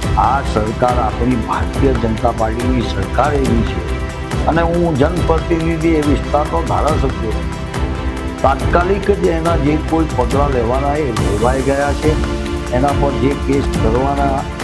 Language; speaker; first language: Gujarati; native; Gujarati